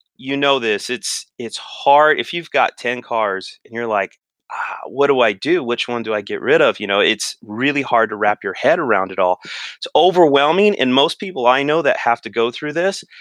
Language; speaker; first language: English; native; English